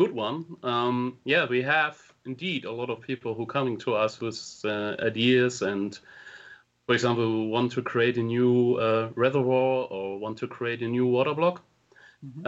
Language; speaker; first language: English; non-native, fluent; German